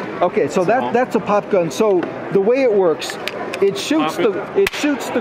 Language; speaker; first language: English; native; English